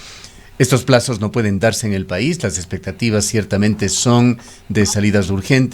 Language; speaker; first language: Spanish; native; Spanish